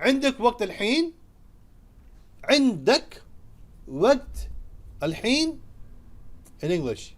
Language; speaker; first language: Arabic; non-native, fluent; Urdu